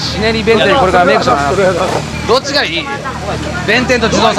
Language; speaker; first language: Japanese; native; Japanese